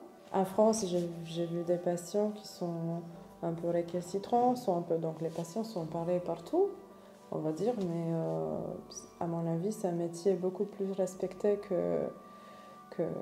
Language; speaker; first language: French; non-native, fluent; Romanian